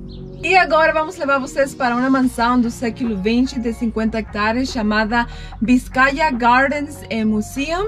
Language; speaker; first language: Portuguese; non-native, fluent; Spanish